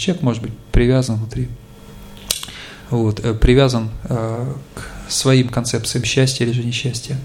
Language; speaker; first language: Russian; native; Russian